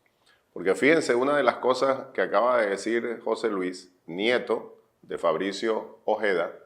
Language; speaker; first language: Spanish; native; Spanish